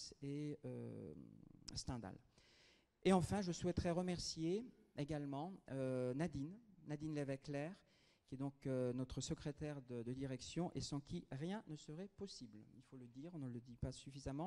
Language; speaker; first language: French; native; French